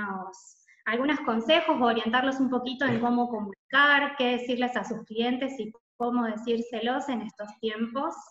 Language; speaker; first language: Spanish; native; Spanish